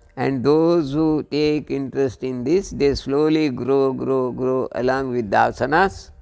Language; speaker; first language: English; non-native, local second language; Kannada